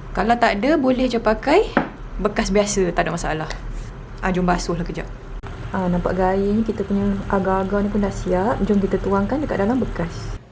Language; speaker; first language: Malay; native; Malay